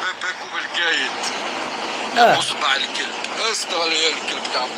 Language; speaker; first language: Arabic; native; Arabic